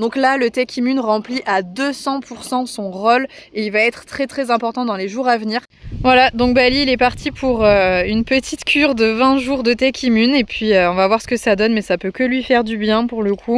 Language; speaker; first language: French; native; French